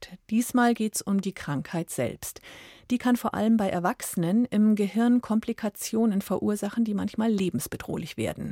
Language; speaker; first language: German; native; German